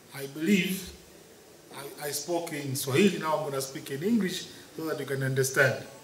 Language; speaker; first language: English; non-native, local second language; Swahili